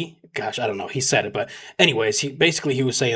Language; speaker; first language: English; native; English